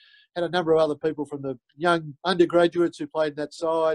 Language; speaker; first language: English; native; English